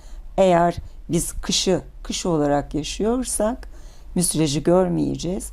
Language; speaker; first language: Turkish; native; Turkish